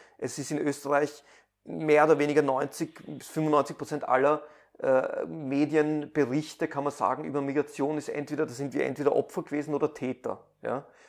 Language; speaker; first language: German; early bilingual, other home language; Persian